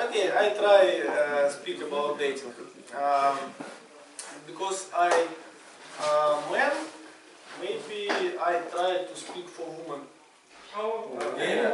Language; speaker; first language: English; non-native, learner; Russian